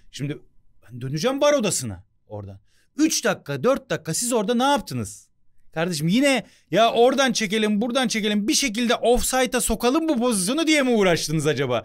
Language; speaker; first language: Turkish; native; Turkish